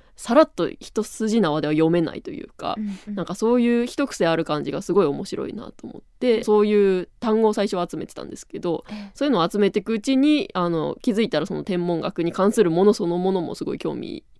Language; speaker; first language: Japanese; native; Japanese